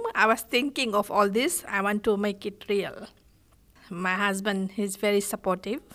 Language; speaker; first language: English; non-native, fluent; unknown